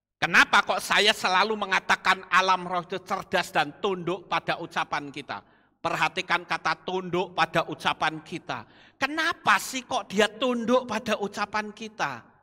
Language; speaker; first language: Indonesian; non-native, local second language; Javanese